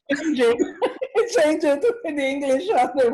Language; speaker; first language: English; non-native, learner; Italian